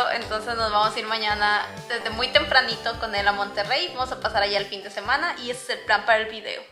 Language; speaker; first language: Spanish; native; Spanish